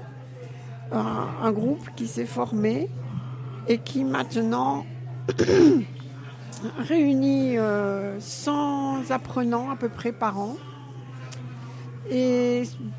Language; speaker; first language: French; native; French